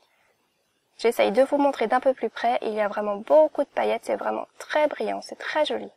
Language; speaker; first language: French; native; French